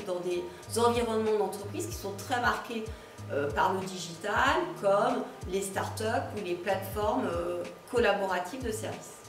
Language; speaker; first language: French; native; French